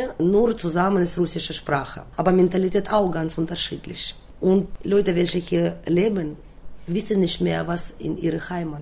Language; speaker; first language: German; non-native, learner; Russian